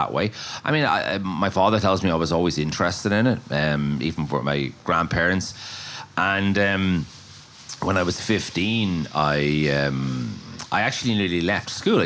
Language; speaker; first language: English; native; English